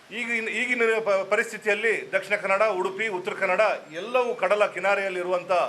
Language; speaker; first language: Kannada; non-native, local second language; Tulu